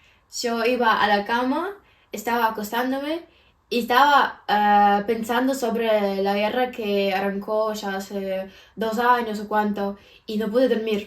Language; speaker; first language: Spanish; non-native, fluent; Ukrainian